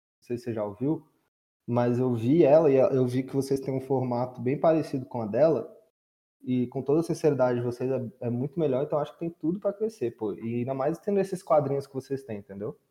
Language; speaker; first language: Portuguese; native; Portuguese